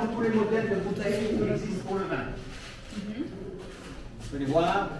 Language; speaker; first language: French; native; French